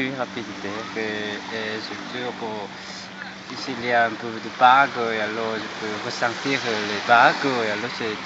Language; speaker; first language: French; non-native, learner; Korean